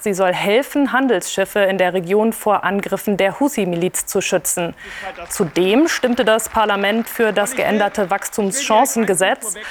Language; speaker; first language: German; native; German